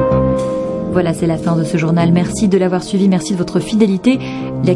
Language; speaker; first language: French; native; French